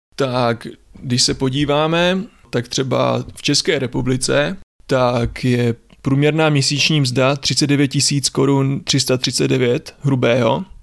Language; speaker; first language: Czech; native; Czech